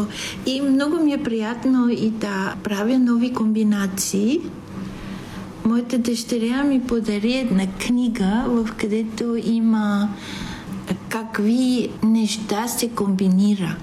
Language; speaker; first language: Bulgarian; non-native, fluent; Italian